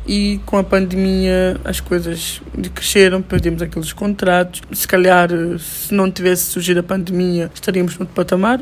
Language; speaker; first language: Portuguese; native; Portuguese